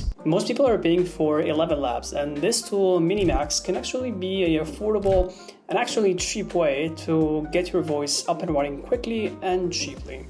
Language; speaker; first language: English; non-native, fluent; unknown